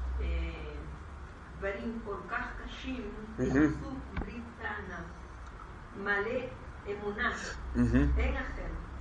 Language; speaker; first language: Hebrew; non-native, learner; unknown